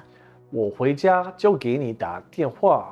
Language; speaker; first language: Chinese; non-native, learner; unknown